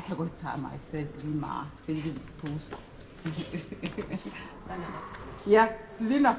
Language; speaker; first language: Danish; non-native, learner; Swahili